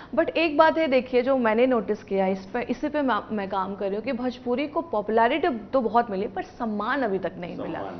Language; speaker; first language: Hindi; native; Hindi